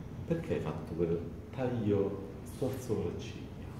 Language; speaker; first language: Italian; native; Italian